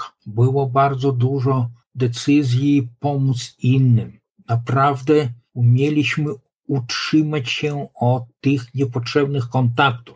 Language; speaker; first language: Polish; non-native, local second language; Lithuanian